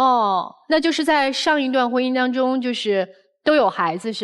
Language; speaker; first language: Chinese; native; Chinese